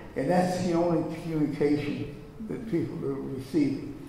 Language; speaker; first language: English; native; English